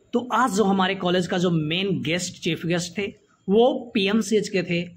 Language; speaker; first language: Hindi; native; Hindi